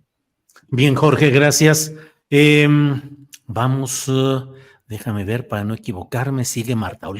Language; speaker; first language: Spanish; native; Spanish